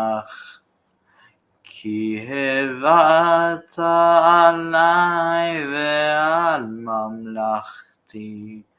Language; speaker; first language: Hebrew; non-native, learner; English